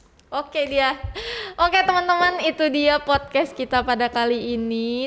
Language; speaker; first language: Indonesian; native; Indonesian